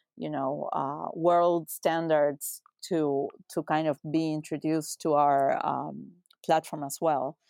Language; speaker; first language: English; non-native, fluent; Spanish